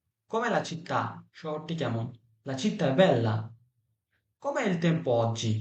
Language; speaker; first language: Italian; non-native, fluent; Bangla